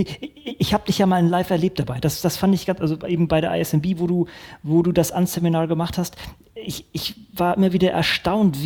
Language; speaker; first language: German; native; German